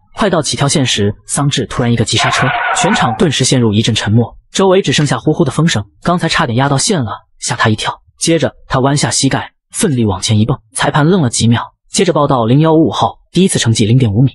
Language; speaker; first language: Chinese; native; Chinese